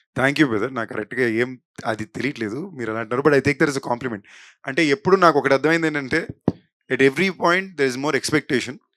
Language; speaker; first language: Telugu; native; Telugu